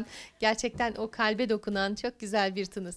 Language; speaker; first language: Turkish; native; Turkish